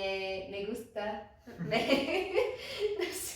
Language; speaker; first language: Spanish; non-native, learner; English